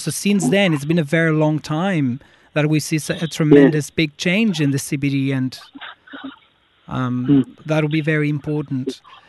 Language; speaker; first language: English; non-native, fluent; Greek